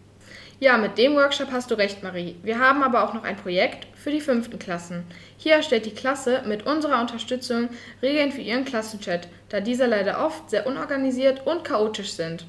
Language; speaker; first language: German; native; German